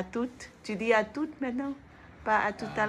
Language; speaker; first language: French; non-native, learner; English